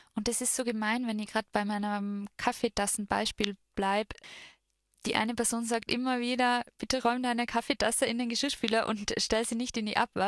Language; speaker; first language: German; native; German